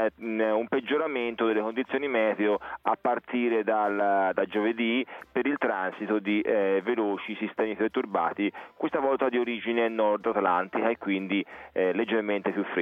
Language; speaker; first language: Italian; native; Italian